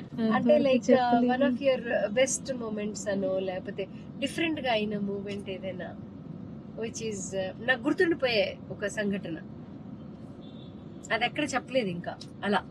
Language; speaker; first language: Telugu; native; Telugu